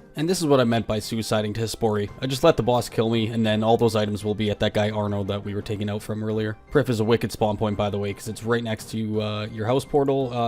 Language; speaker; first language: English; native; English